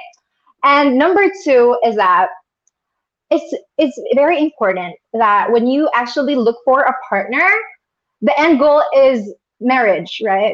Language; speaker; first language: English; non-native, local second language; Bikol